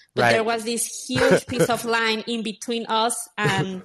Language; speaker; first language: English; non-native, fluent; Spanish